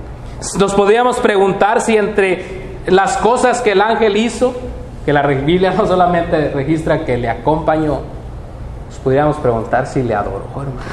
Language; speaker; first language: Spanish; native; Spanish